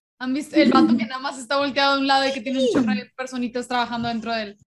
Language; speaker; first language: Spanish; early bilingual, heritage; Spanish